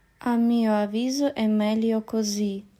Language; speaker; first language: Italian; non-native, fluent; Ukrainian